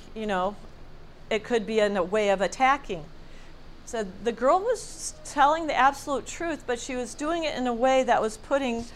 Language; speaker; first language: English; native; English